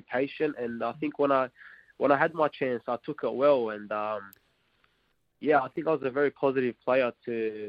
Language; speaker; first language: English; non-native, local second language; Arabic